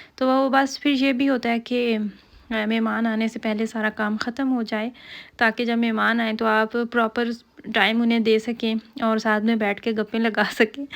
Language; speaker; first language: Urdu; native; Urdu